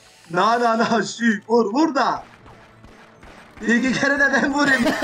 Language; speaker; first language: Turkish; early bilingual, heritage; Turkish